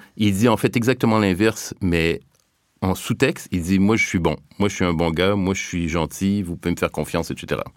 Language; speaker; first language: French; native; French